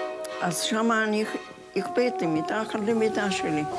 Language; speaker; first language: Hebrew; non-native, fluent; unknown